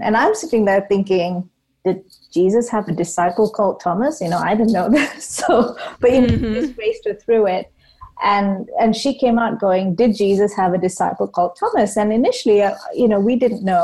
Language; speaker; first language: English; non-native, local second language; Tamil